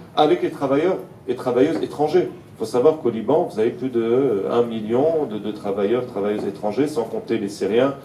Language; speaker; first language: French; non-native, fluent; Arabic